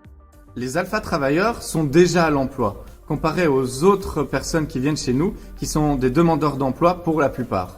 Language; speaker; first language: French; native; French